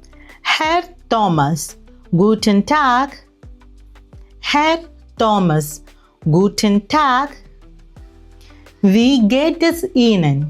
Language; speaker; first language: German; non-native, fluent; Malayalam